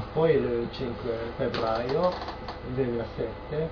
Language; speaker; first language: Italian; non-native, learner; Japanese